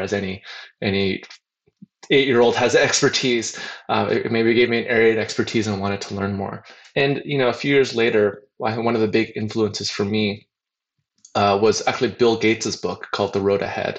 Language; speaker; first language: English; native; English